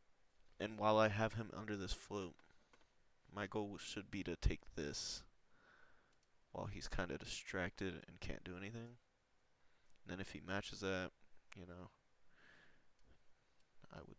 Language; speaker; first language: English; native; English